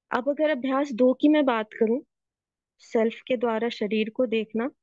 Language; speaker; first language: Hindi; native; Hindi